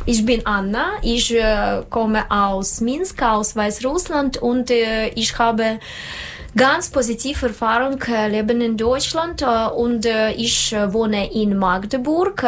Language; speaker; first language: German; non-native, learner; Russian